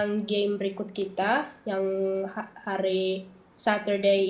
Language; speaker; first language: Indonesian; early bilingual, heritage; Dutch